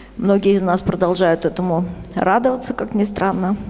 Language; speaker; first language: Russian; native; Russian